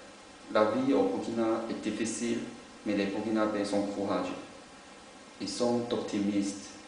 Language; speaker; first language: French; non-native, learner; Chinese